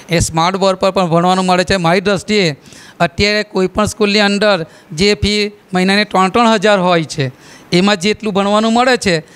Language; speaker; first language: Gujarati; native; Gujarati